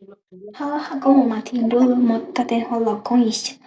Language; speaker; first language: Chinese; non-native, learner; Indonesian